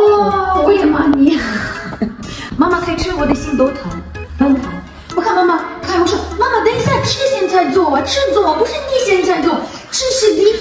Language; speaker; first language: Chinese; non-native, learner; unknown